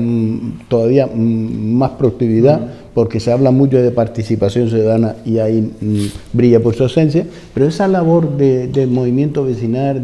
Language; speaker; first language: Spanish; native; Spanish